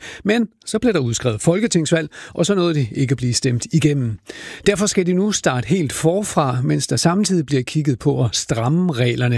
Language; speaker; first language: Danish; native; Danish